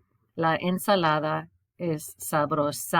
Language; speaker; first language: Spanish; non-native, fluent; English